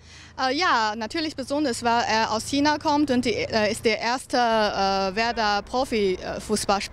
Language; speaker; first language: German; non-native, learner; Chinese